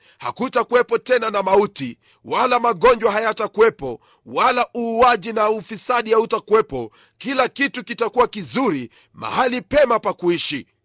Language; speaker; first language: Swahili; non-native, local second language; Luyia